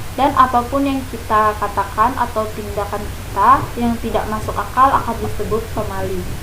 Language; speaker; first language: Indonesian; non-native, local second language; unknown